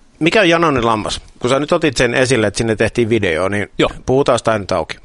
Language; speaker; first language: Finnish; native; Finnish